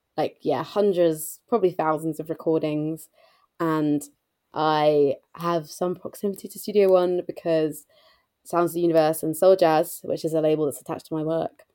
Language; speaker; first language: English; native; English